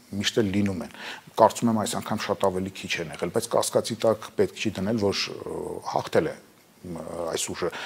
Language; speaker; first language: Armenian; native; Armenian